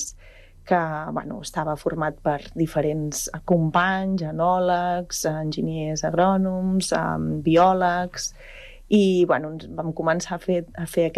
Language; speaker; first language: Catalan; native; Catalan